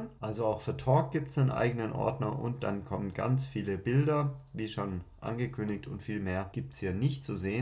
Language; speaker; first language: German; native; German